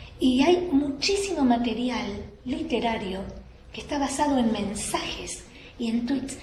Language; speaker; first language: Spanish; native; Spanish